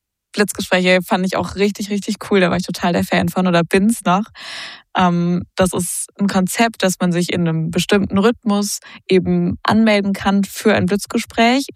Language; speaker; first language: German; native; German